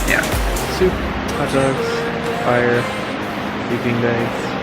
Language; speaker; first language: English; native; English